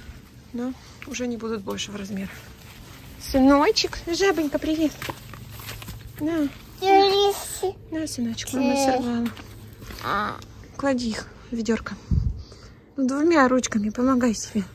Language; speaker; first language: Russian; native; Russian